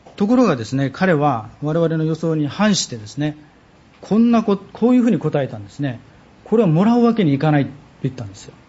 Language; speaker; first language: Japanese; native; Japanese